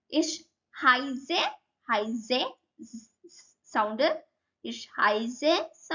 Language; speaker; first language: German; non-native, learner; Malayalam